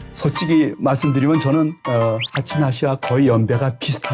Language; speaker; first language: Korean; native; Korean